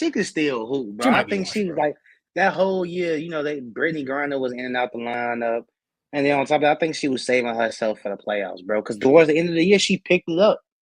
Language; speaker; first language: English; native; English